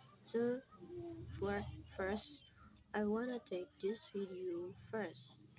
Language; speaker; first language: English; non-native, learner; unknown